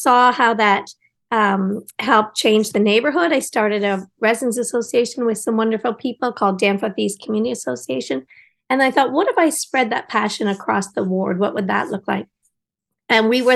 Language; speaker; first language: English; native; English